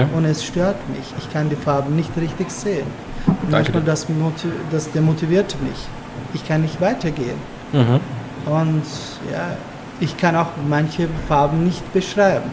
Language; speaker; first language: German; non-native, learner; Turkish